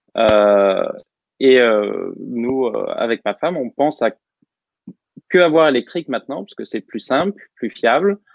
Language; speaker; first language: French; native; French